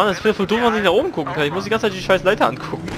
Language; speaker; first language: German; native; German